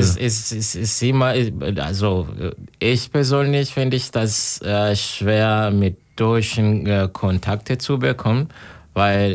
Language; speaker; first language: German; non-native, learner; Kinyarwanda